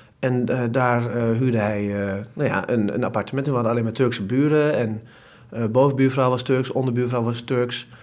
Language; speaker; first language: Dutch; early bilingual, other home language; Turkish